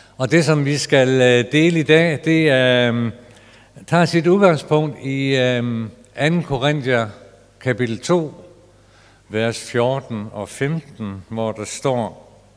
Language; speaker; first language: Danish; native; Danish